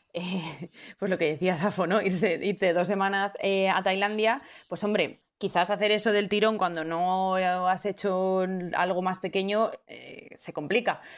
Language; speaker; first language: Spanish; native; Spanish